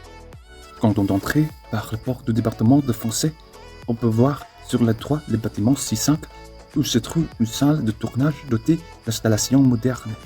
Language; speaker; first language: French; non-native, learner; Vietnamese